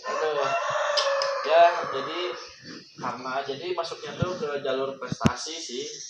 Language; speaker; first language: Indonesian; non-native, local second language; Sundanese